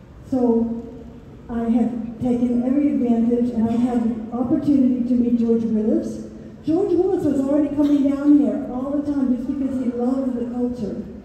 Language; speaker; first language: English; native; English